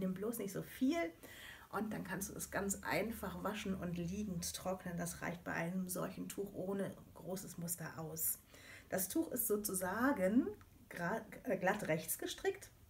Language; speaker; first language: German; native; German